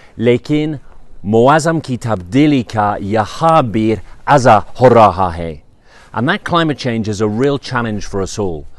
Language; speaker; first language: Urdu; non-native, learner; English